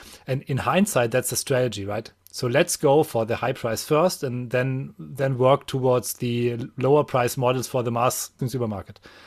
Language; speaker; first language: English; non-native, fluent; German